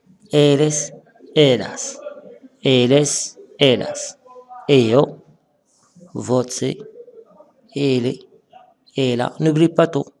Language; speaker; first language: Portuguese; non-native, fluent; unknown